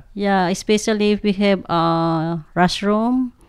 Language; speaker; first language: English; non-native, local second language; Iloko